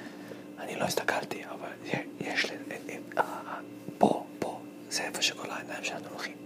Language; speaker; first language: Hebrew; non-native, fluent; English